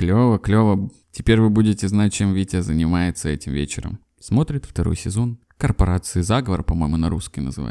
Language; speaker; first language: Russian; native; Russian